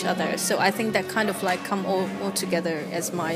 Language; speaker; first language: English; non-native, local second language; Cantonese